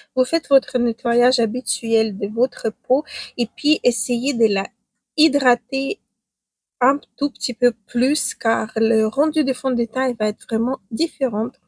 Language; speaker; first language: French; non-native, fluent; Ukrainian